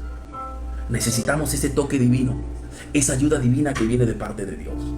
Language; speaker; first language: Spanish; native; Spanish